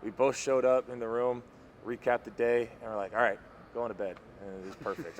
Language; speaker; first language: English; native; English